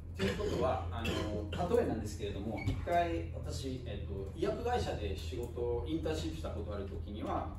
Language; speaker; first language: Japanese; non-native, fluent; German